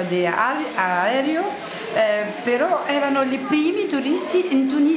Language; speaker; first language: Italian; non-native, fluent; Arabic